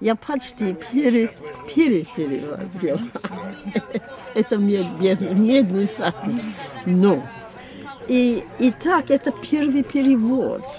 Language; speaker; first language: Russian; non-native, fluent; English